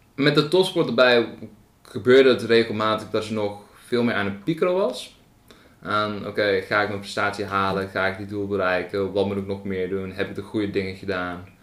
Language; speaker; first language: Dutch; early bilingual, other home language; Afrikaans